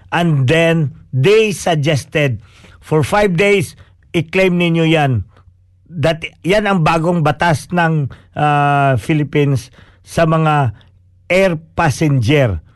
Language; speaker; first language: Filipino; native; Filipino